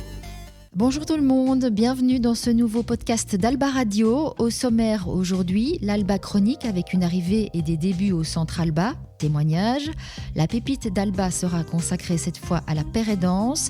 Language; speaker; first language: French; native; French